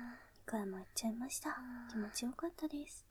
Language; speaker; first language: Japanese; native; Japanese